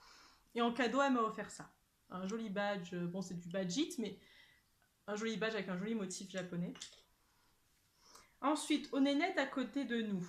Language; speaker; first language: French; native; French